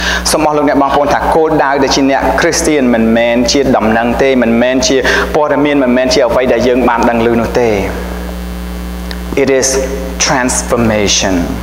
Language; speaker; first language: Khmer; native; Khmer